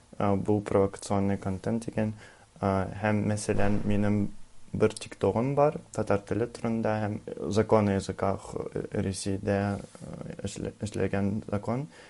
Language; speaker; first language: Tatar; non-native, learner; Russian